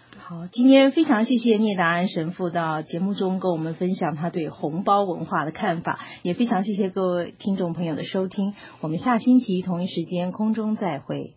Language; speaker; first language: Chinese; native; Chinese